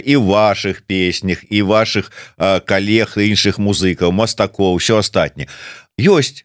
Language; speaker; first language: Belarusian; native; Belarusian